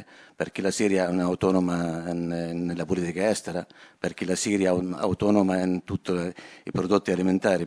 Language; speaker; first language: Italian; non-native, fluent; Arabic